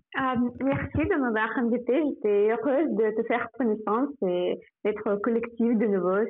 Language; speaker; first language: French; non-native, fluent; Russian